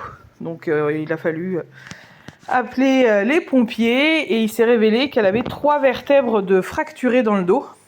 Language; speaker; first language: French; native; French